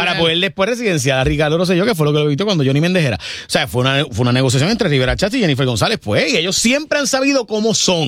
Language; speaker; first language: Spanish; native; Spanish